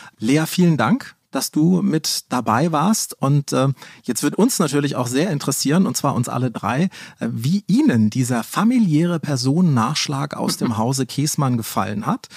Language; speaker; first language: German; native; German